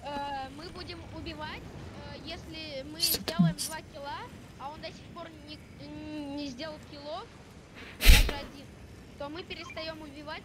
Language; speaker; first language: Russian; native; Russian